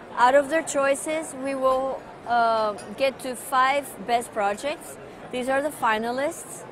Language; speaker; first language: English; non-native, fluent; Portuguese